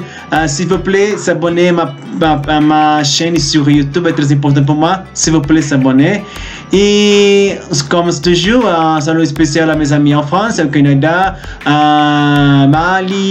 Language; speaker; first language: French; non-native, learner; Spanish